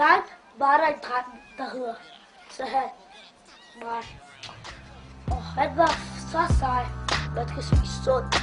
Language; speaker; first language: Danish; early bilingual, other home language; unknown